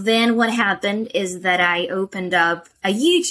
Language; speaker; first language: English; non-native, fluent; Spanish